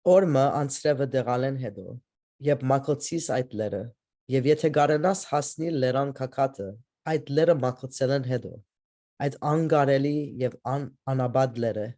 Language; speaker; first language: Armenian; early bilingual, heritage; Armenian